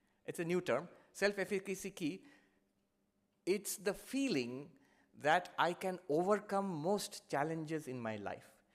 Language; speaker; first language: English; non-native, local second language; Bangla